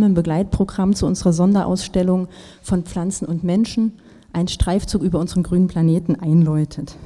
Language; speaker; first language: German; native; German